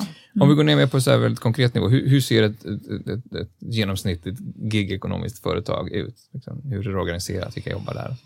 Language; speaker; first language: Swedish; native; Swedish